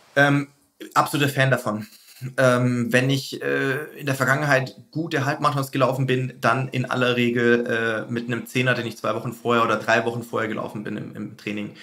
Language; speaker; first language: German; native; German